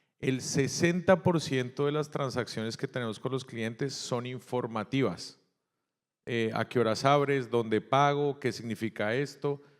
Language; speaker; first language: Spanish; native; Spanish